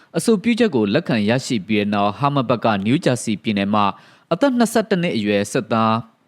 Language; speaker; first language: Burmese; native; Burmese